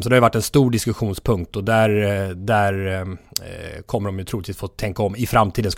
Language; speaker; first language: Swedish; native; Swedish